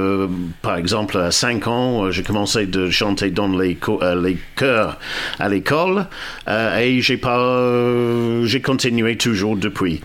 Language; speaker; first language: French; non-native, fluent; English